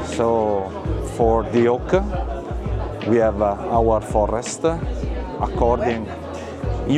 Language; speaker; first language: English; non-native, learner; Italian